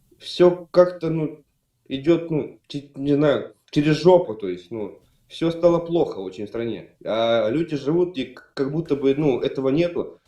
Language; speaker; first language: Russian; native; Russian